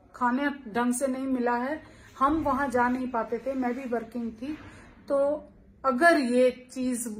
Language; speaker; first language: Hindi; native; Hindi